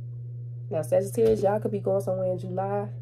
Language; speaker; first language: English; native; English